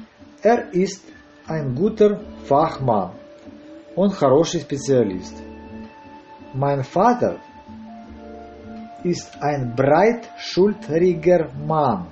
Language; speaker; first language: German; non-native, learner; Russian